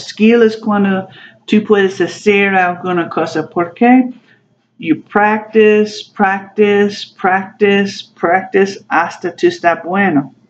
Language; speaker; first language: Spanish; non-native, learner; English